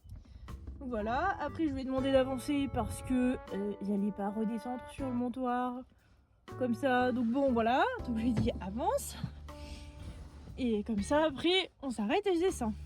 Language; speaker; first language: French; native; French